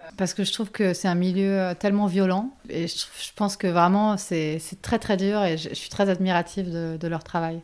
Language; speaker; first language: French; native; French